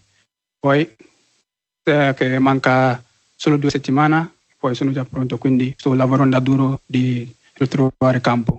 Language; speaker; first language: Italian; non-native, learner; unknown